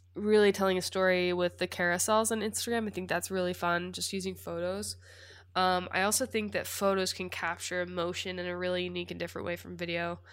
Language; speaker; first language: English; native; English